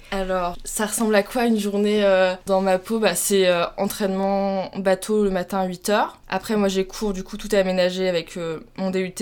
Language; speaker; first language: French; native; French